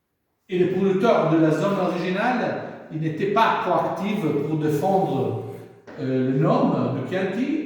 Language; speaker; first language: French; non-native, fluent; Italian